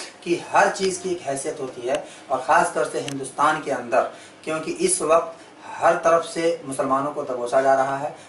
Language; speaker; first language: Urdu; native; Urdu